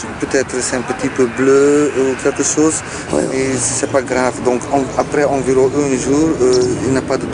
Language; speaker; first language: French; non-native, learner; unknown